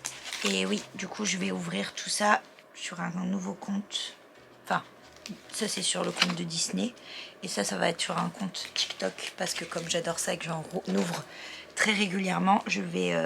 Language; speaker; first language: French; native; French